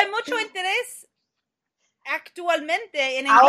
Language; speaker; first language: Spanish; non-native, fluent; English